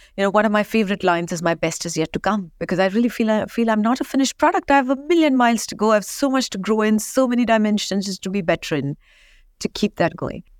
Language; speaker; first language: English; non-native, local second language; Marathi